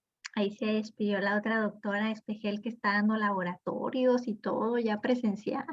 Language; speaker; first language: Spanish; native; Spanish